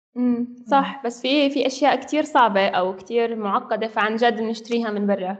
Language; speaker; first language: Arabic; native; Arabic